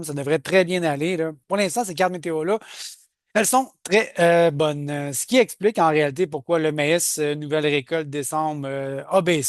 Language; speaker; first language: French; native; French